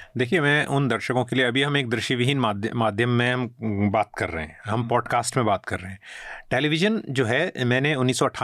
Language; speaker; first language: Hindi; native; Hindi